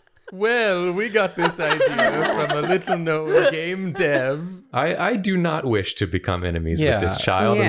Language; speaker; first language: English; native; English